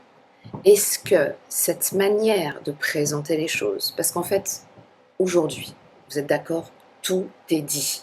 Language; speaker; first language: French; native; French